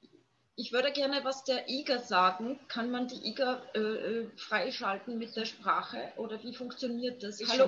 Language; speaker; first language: German; non-native, fluent; Polish